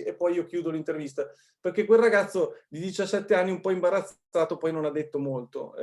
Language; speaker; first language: Italian; native; Italian